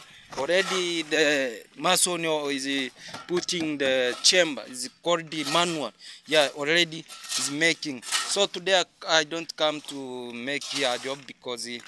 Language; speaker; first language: English; non-native, learner; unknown